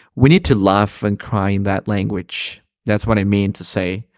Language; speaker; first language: English; early bilingual, other home language; Spanish